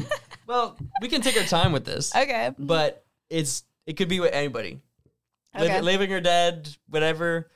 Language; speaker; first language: English; native; English